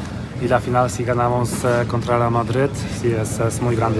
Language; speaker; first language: Spanish; non-native, fluent; Polish